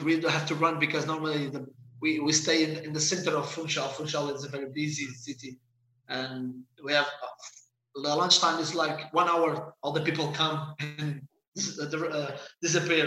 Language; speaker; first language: English; non-native, fluent; Portuguese